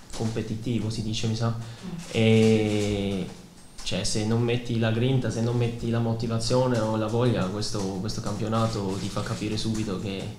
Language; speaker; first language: Italian; non-native, fluent; Swiss German